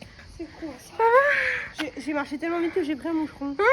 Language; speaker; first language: French; native; French